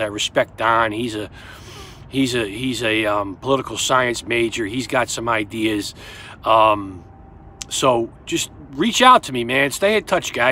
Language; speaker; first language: English; native; English